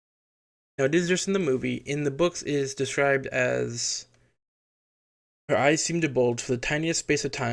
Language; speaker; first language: English; native; English